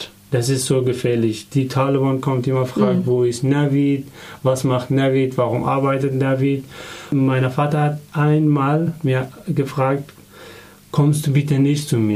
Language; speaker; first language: German; non-native, learner; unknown